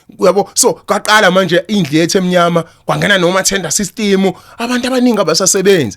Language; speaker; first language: Zulu; native; Zulu